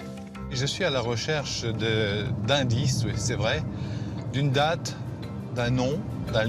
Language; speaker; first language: French; native; French